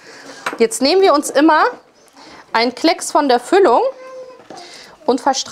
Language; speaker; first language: German; early bilingual, other home language; Polish